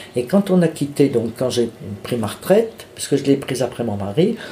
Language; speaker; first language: French; native; French